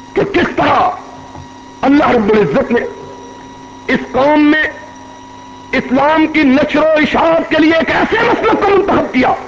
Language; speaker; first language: Urdu; non-native, local second language; Punjabi